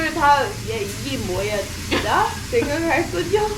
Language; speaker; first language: Korean; non-native, learner; English